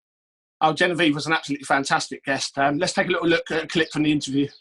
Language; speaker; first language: English; native; English